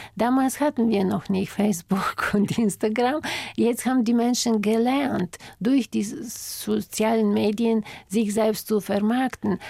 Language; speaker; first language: German; non-native, fluent; Bulgarian